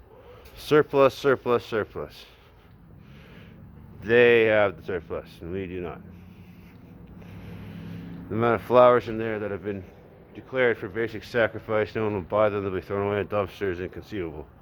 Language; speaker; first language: English; native; English